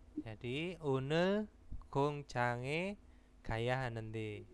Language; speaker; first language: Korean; non-native, fluent; Indonesian